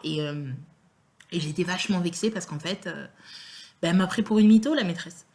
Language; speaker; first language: French; native; French